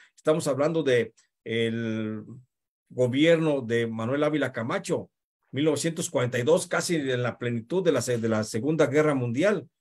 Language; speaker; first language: Spanish; native; Spanish